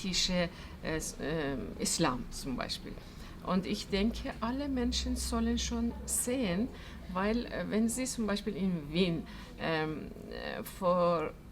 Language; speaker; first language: German; non-native, fluent; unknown